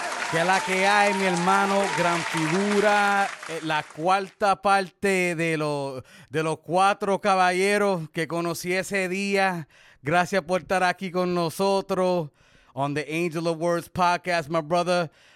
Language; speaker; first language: Spanish; early bilingual, heritage; Spanish